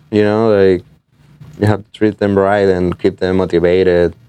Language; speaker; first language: English; non-native, fluent; Spanish